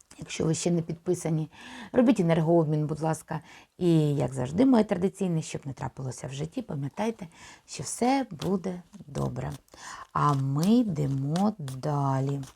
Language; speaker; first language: Ukrainian; non-native, local second language; Russian